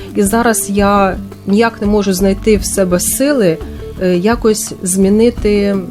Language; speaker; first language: Ukrainian; non-native, local second language; Russian